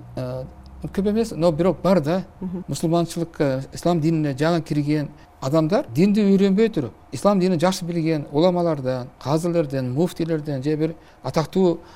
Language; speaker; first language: Kyrgyz; non-native, local second language; Uzbek